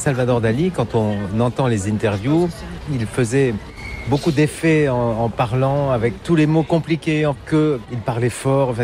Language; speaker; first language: French; native; French